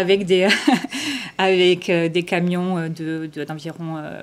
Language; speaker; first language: French; native; French